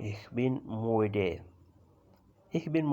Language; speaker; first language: German; non-native, learner; Urdu